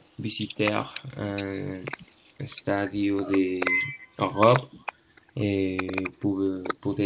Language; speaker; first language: French; non-native, learner; Spanish